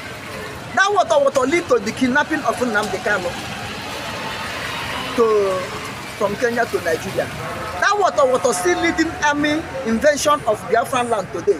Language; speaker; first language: English; non-native, local second language; Igbo